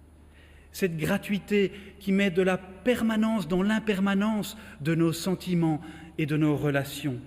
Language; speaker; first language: French; native; French